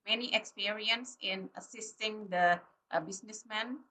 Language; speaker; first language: English; non-native, learner; Indonesian